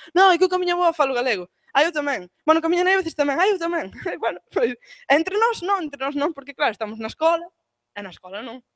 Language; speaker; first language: Galician; native; Galician